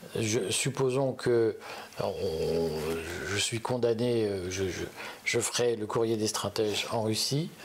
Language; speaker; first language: French; native; French